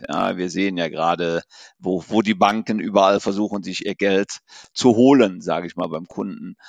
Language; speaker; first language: German; native; German